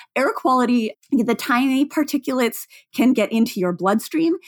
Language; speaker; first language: English; native; English